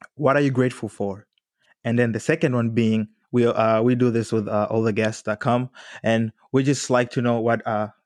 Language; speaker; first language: English; non-native, local second language; Swahili